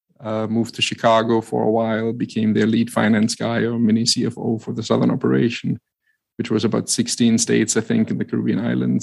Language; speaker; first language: English; non-native, fluent; German